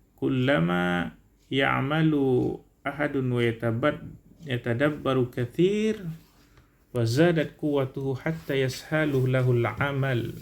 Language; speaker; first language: Arabic; non-native, learner; Indonesian